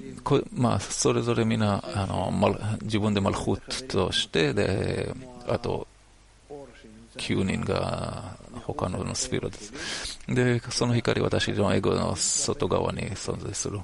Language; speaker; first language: Japanese; non-native, learner; Hebrew